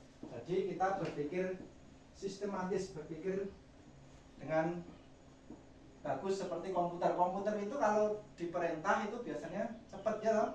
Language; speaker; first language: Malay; non-native, local second language; Javanese